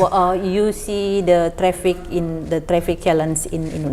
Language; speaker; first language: English; non-native, fluent; Indonesian